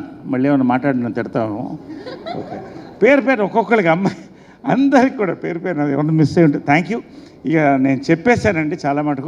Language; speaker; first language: Telugu; native; Telugu